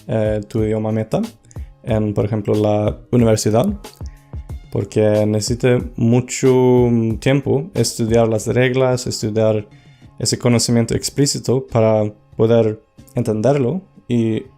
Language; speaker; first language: Spanish; non-native, fluent; Swedish